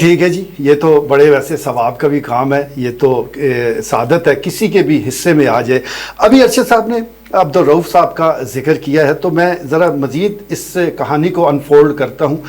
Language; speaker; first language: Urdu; non-native, local second language; Punjabi